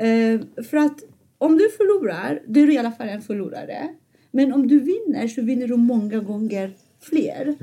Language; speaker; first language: Swedish; non-native, fluent; Persian